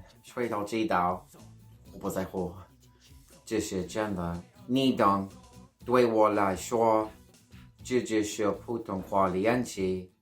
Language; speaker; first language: Chinese; non-native, learner; English